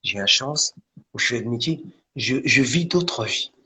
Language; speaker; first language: French; non-native, local second language; Arabic